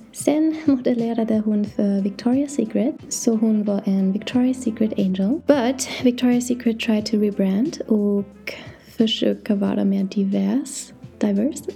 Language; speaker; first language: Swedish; non-native, learner; English